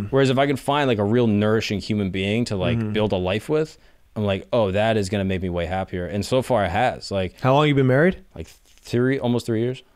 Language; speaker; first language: English; native; English